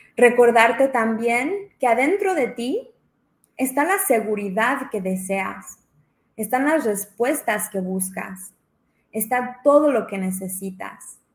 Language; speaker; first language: Spanish; early bilingual, heritage; Spanish